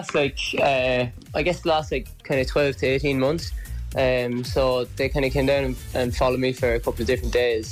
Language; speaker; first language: English; native; English